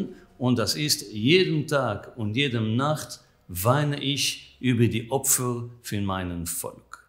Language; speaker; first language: German; non-native, fluent; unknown